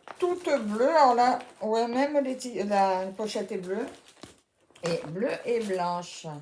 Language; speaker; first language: French; native; French